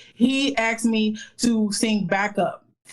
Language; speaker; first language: English; native; English